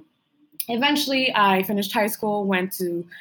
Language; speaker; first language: English; non-native, fluent; Arabic